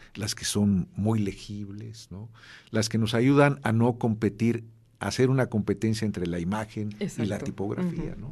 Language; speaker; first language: Spanish; native; Spanish